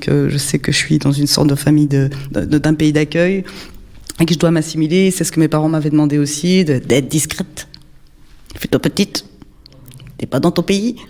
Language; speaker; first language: French; native; French